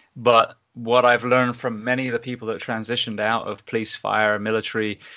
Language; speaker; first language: English; native; English